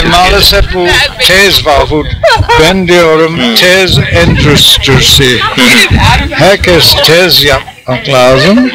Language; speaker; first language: Turkish; non-native, learner; English